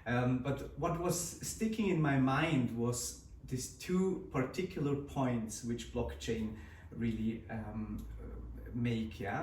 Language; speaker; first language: English; non-native, fluent; Swiss German